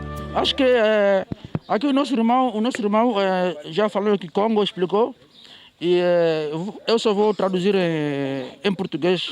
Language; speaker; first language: Portuguese; native; Portuguese